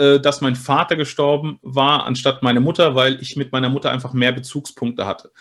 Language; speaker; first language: German; early bilingual, other home language; Spanish